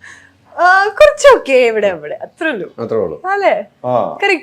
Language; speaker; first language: Malayalam; early bilingual, heritage; Malayalam